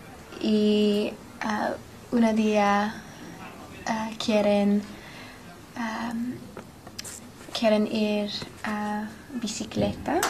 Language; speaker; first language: Spanish; non-native, learner; English